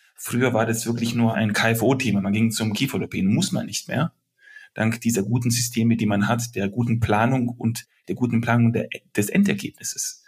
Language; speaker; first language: German; early bilingual, other home language; Serbian